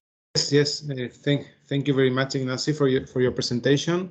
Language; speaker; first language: English; non-native, fluent; Spanish